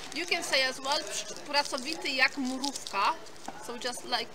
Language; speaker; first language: English; non-native, fluent; Polish